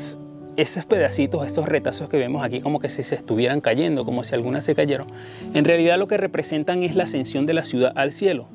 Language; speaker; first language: Spanish; native; Spanish